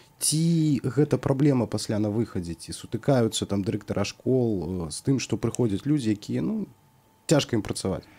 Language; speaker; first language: Belarusian; native; Belarusian